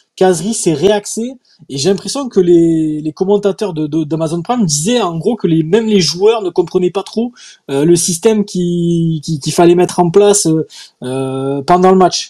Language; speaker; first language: French; native; French